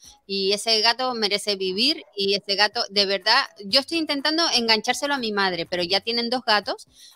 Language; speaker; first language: Spanish; native; Spanish